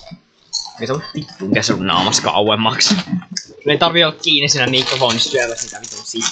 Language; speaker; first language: Finnish; native; Finnish